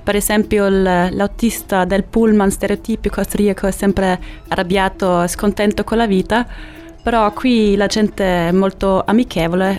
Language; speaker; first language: Italian; non-native, fluent; German